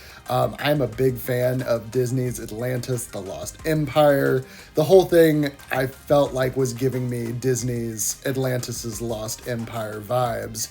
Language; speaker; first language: English; native; English